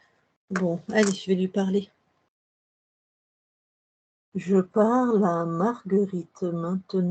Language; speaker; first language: French; native; French